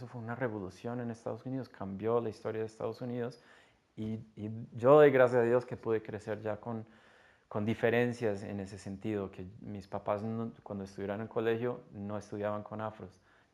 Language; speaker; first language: Spanish; non-native, fluent; English